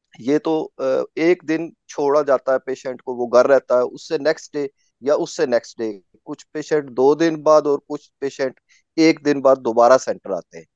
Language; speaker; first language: Urdu; non-native, local second language; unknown